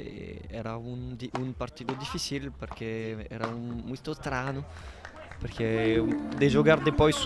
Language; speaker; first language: Portuguese; non-native, learner; Italian